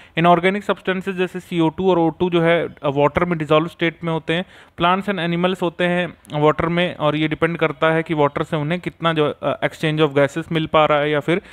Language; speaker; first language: Hindi; native; Hindi